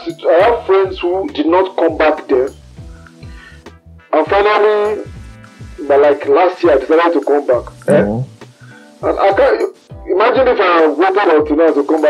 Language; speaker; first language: English; non-native, local second language; Yoruba